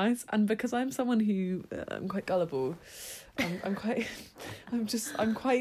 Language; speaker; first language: English; native; English